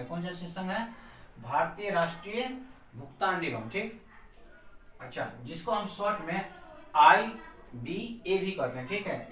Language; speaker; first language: Hindi; native; Hindi